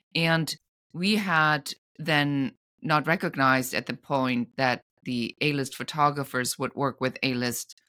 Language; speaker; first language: English; non-native, fluent; German